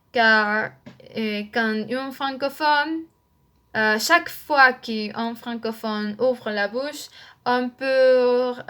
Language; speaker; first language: French; non-native, learner; Spanish